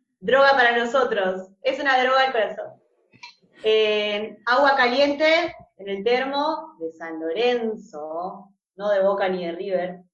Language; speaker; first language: Spanish; native; Spanish